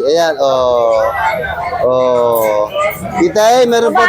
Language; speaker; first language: Filipino; native; Filipino